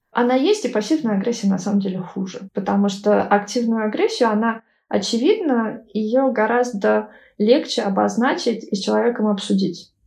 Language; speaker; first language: Russian; native; Russian